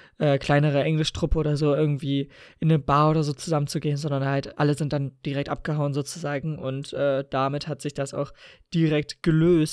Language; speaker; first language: German; native; German